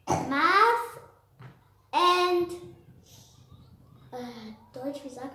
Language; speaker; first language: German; early bilingual, other home language; English